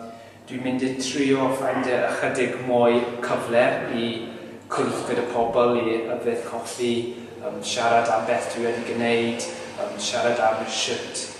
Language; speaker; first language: Welsh; non-native, learner; English